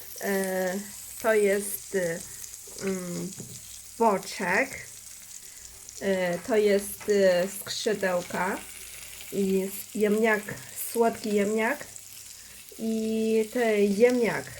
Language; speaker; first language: Polish; non-native, learner; Chinese